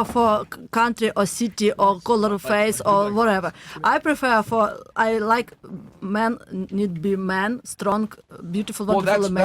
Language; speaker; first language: English; non-native, learner; Russian